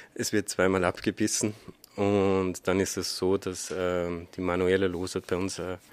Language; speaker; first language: German; native; German